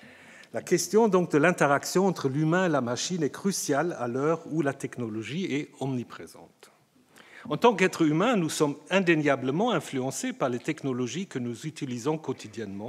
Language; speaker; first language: French; native; French